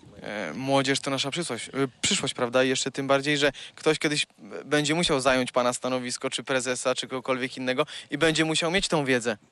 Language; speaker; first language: Polish; native; Polish